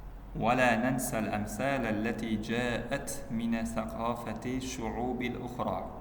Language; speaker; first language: Arabic; non-native, fluent; Uzbek